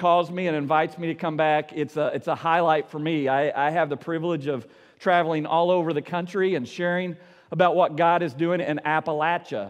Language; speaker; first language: English; native; English